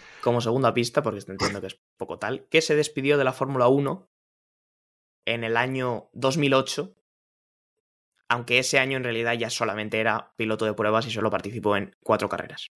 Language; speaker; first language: Spanish; native; Spanish